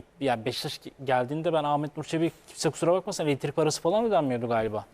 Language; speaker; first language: Turkish; native; Turkish